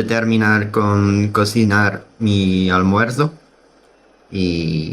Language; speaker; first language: Spanish; non-native, learner; Dutch